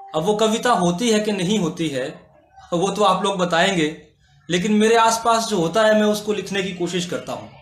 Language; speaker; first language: Hindi; native; Hindi